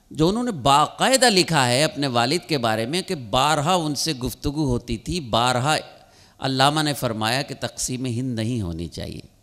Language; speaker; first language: Urdu; native; Urdu